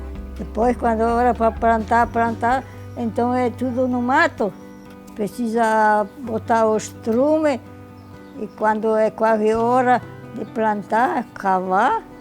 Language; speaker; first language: Portuguese; non-native, local second language; German